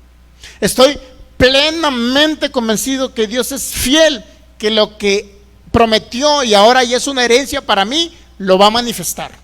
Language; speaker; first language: Spanish; native; Spanish